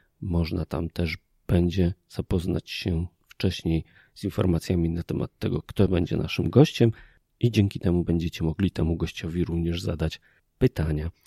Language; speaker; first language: Polish; native; Polish